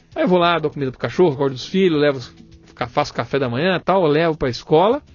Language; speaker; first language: Portuguese; native; Portuguese